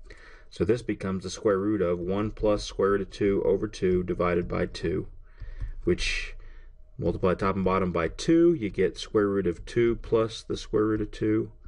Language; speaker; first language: English; native; English